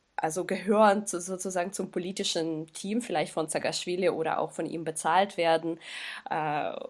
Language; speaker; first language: German; non-native, fluent; Ukrainian